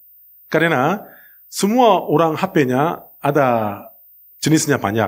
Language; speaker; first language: Indonesian; non-native, learner; Korean